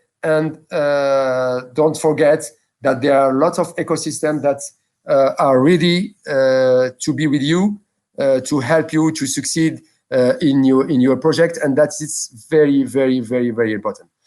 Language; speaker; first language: English; non-native, local second language; French